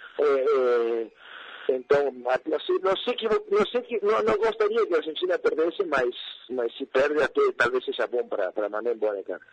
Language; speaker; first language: Portuguese; non-native, fluent; Spanish